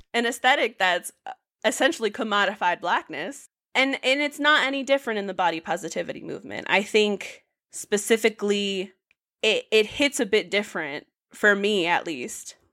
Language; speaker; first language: English; native; English